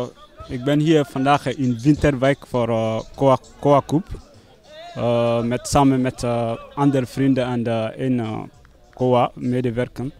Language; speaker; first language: Dutch; non-native, learner; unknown